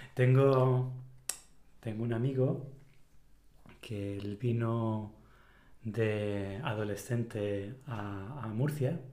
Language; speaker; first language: Spanish; native; Spanish